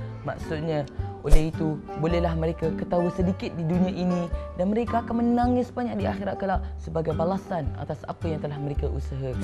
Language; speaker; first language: Malay; native; Malay